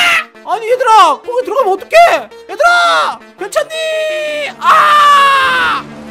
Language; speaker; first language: Korean; native; Korean